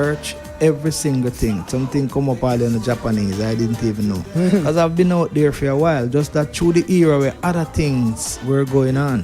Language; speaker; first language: English; native; English